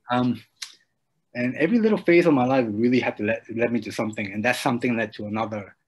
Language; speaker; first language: English; early bilingual, other home language; Japanese